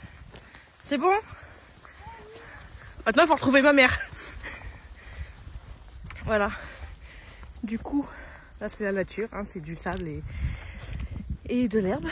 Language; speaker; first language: French; native; French